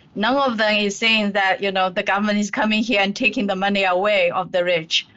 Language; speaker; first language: English; non-native, fluent; Chinese